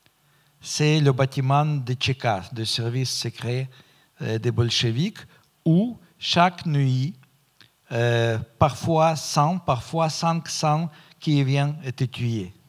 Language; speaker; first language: French; non-native, fluent; Russian